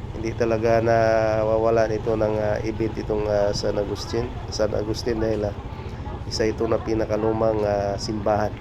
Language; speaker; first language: Filipino; native; Filipino